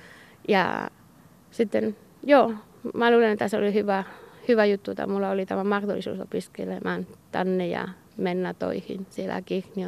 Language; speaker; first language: Finnish; non-native, learner; Basque